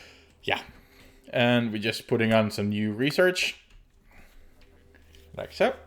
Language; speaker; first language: English; non-native, fluent; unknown